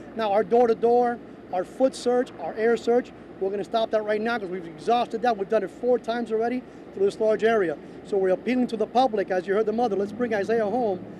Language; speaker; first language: English; early bilingual, other home language; Spanish